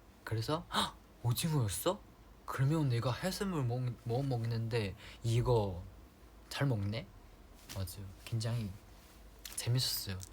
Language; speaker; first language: Korean; non-native, fluent; Chinese